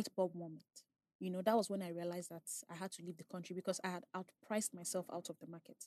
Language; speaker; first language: English; non-native, local second language; Igbo